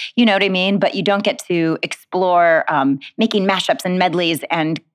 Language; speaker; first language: English; native; English